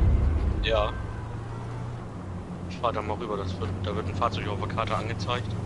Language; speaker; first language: German; native; German